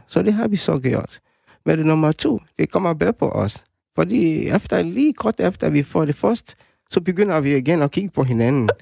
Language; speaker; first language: Danish; non-native, fluent; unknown